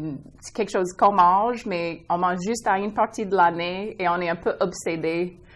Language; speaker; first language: French; non-native, local second language; English